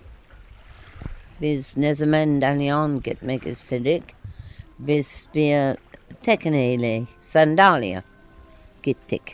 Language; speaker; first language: Turkish; non-native, learner; English